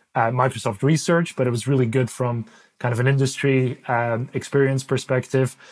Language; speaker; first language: English; non-native, fluent; Dutch